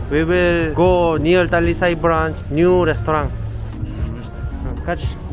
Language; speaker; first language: English; non-native, learner; Korean